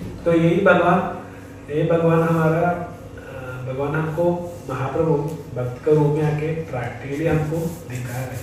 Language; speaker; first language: Hindi; non-native, fluent; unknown